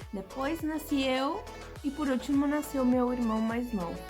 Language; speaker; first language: Portuguese; early bilingual, other home language; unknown